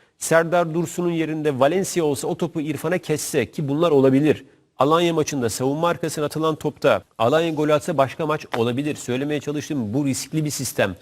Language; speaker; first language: Turkish; native; Turkish